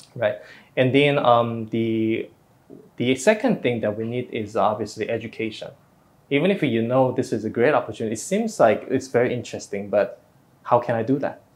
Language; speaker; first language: English; non-native, fluent; Korean